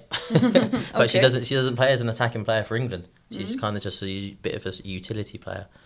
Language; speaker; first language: English; native; English